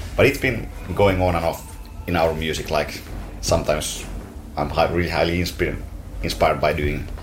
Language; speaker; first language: English; non-native, fluent; Finnish